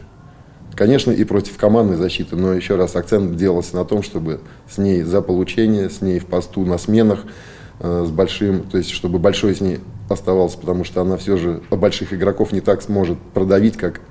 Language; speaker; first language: Russian; native; Russian